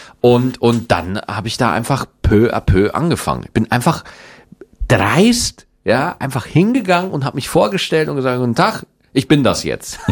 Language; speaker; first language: German; native; German